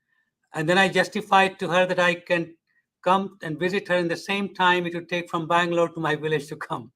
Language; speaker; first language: English; non-native, fluent; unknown